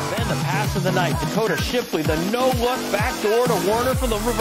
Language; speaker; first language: English; native; English